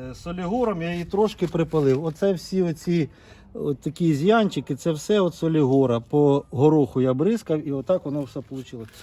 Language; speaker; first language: Ukrainian; non-native, local second language; Russian